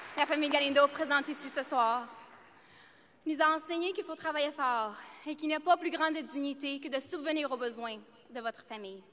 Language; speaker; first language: English; native; English